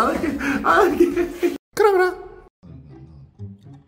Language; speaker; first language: Korean; native; Korean